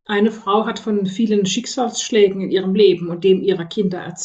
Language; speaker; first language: German; native; German